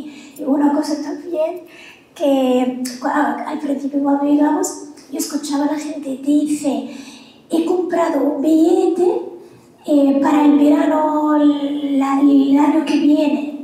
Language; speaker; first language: Spanish; non-native, fluent; Arabic